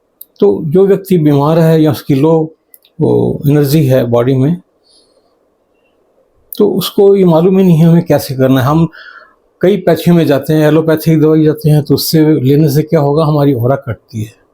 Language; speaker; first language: Hindi; native; Hindi